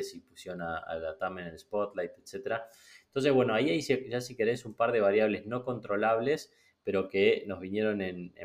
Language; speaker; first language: Spanish; native; Spanish